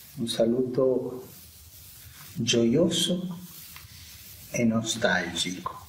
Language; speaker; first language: Italian; early bilingual, heritage; Spanish